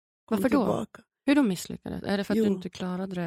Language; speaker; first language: Swedish; early bilingual, other home language; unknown